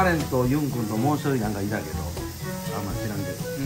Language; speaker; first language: Japanese; native; Japanese